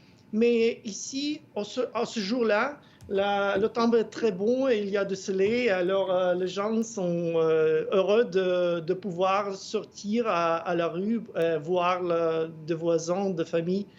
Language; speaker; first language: French; non-native, fluent; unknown